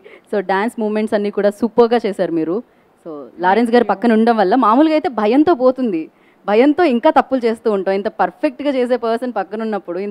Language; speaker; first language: Telugu; native; Telugu